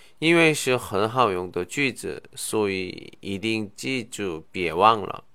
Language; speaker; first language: Chinese; non-native, fluent; Korean